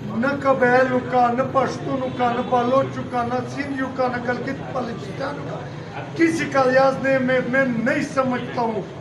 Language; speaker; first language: Urdu; non-native, local second language; Pashto